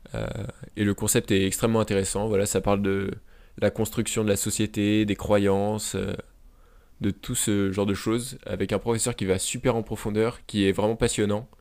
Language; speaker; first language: French; native; French